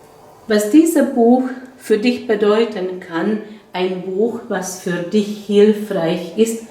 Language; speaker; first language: German; non-native, fluent; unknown